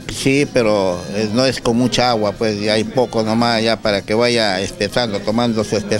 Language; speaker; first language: Spanish; native; Spanish